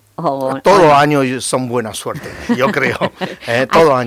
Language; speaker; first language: Spanish; non-native, learner; Chinese